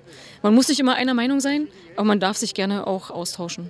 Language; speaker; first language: German; native; German